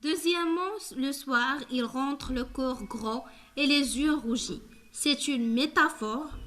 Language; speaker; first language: French; non-native, local second language; Arabic